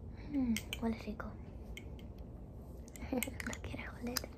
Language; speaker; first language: Spanish; early bilingual, heritage; Spanish